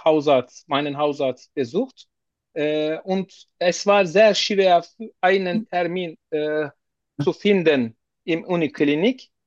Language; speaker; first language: German; non-native, learner; Turkish